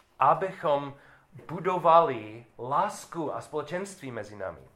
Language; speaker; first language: Czech; non-native, learner; English